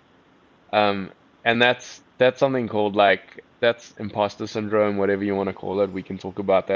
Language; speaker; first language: English; native; English